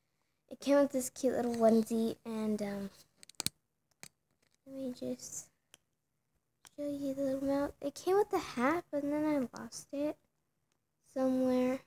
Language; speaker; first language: English; native; English